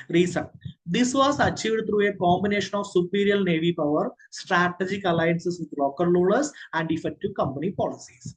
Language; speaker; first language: English; non-native, local second language; Malayalam